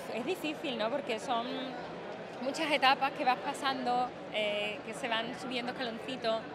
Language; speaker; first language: Spanish; native; Spanish